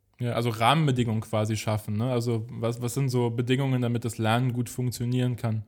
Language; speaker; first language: German; native; German